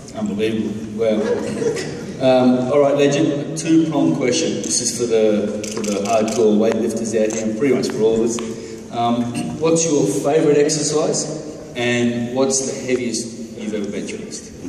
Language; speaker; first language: English; native; English